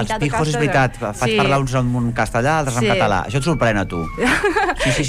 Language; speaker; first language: Catalan; native; Catalan